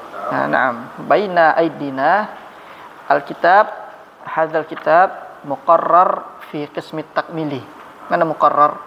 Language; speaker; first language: Arabic; non-native, fluent; Indonesian